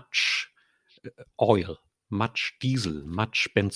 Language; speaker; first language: English; non-native, learner; German